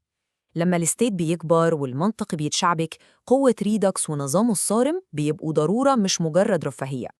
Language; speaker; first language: Arabic; native; Arabic